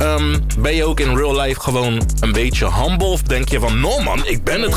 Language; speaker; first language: Dutch; native; Dutch